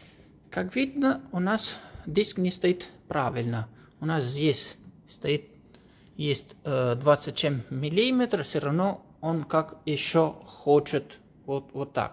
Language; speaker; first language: Russian; non-native, learner; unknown